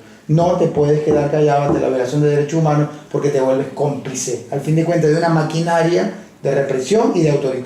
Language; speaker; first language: Spanish; native; Spanish